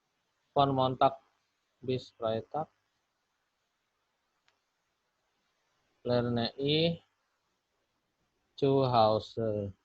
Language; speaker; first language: German; non-native, fluent; Indonesian